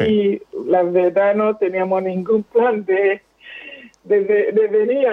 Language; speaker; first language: Spanish; non-native, fluent; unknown